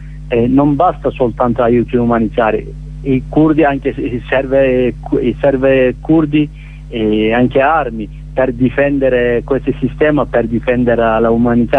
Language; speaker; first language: Italian; non-native, learner; Kurdish